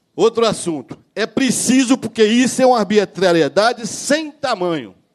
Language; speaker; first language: Portuguese; native; Portuguese